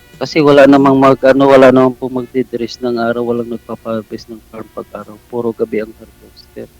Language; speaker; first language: Filipino; non-native, local second language; Cebuano